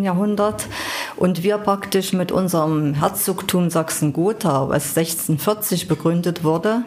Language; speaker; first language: German; native; German